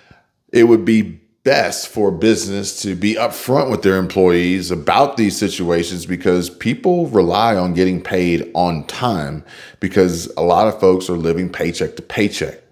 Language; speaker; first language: English; native; English